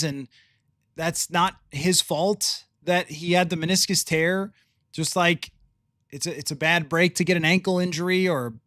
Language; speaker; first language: English; native; English